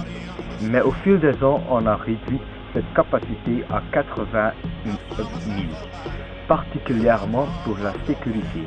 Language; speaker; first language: French; non-native, learner; Dutch